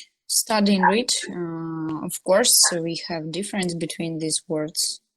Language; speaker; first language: English; non-native, learner; Russian